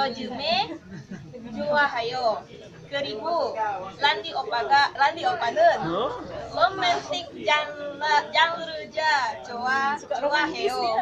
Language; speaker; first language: Korean; non-native, learner; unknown